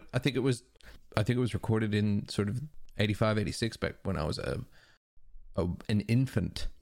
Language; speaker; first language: English; native; English